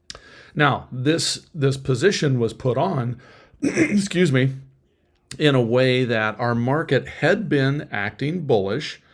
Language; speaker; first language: English; native; English